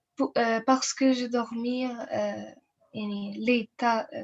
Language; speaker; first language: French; non-native, learner; Arabic